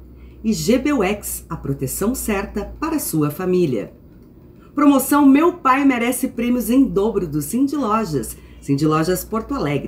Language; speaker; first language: Portuguese; native; Portuguese